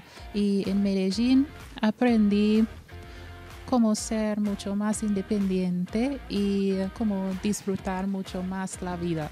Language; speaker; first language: Spanish; non-native, fluent; English